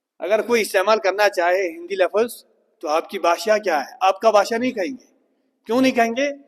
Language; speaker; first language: Urdu; non-native, local second language; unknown